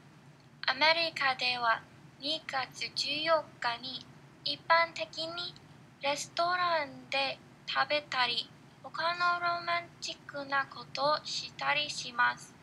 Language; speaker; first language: Japanese; non-native, learner; English